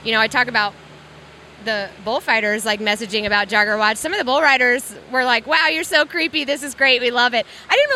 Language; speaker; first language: English; native; English